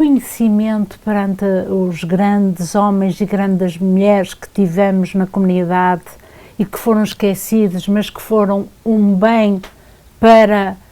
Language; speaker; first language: Portuguese; early bilingual, heritage; Portuguese